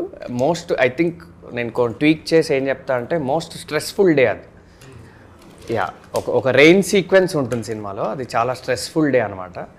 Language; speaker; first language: Telugu; native; Telugu